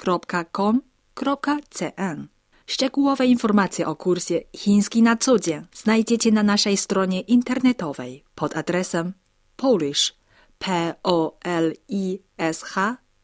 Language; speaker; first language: Polish; non-native, fluent; Chinese